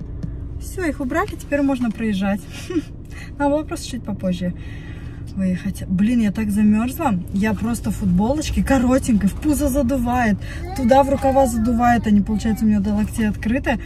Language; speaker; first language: Russian; native; Russian